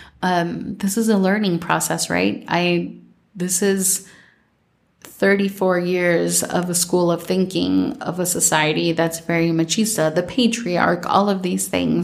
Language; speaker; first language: English; early bilingual, other home language; Spanish